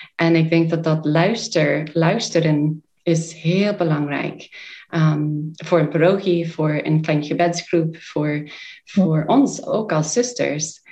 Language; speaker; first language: Dutch; non-native, fluent; English